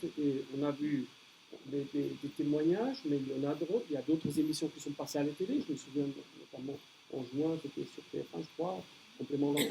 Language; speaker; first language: French; native; French